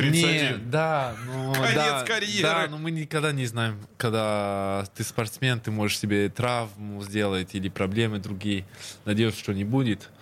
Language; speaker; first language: Russian; early bilingual, heritage; Russian